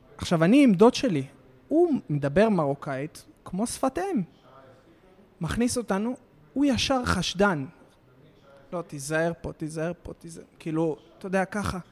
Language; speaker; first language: Hebrew; native; Hebrew